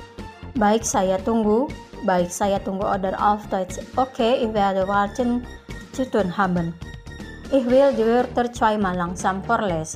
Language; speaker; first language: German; non-native, fluent; Indonesian